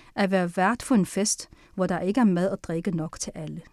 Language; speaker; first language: Danish; early bilingual, other home language; Chinese